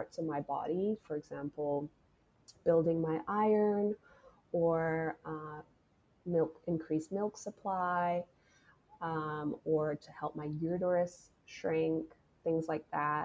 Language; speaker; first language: English; non-native, local second language; Cantonese